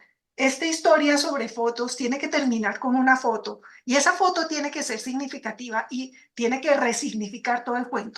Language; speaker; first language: Spanish; native; Spanish